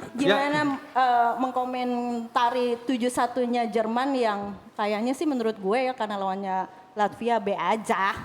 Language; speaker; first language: Indonesian; native; Indonesian